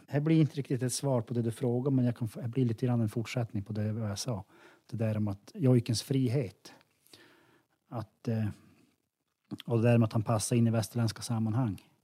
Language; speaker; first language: Swedish; native; Swedish